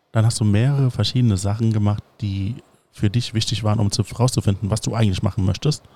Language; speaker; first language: German; native; German